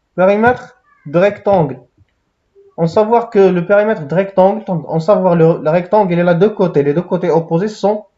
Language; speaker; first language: French; non-native, local second language; Arabic